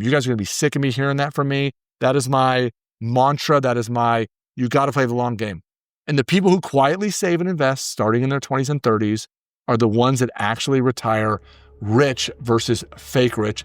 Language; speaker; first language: English; native; English